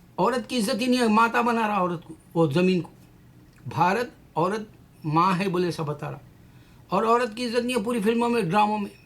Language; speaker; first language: Urdu; native; Urdu